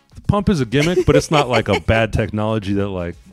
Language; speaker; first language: English; native; English